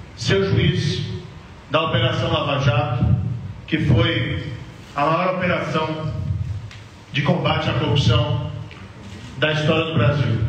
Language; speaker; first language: Portuguese; native; Portuguese